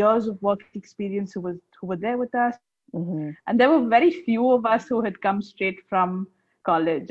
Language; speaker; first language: English; non-native, local second language; Tamil